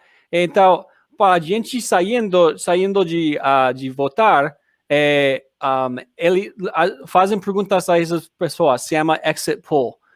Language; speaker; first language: Portuguese; non-native, learner; English